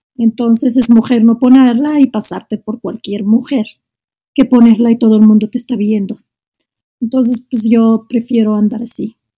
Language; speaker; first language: Spanish; non-native, fluent; Arabic